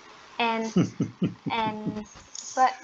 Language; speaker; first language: English; non-native, learner; Vietnamese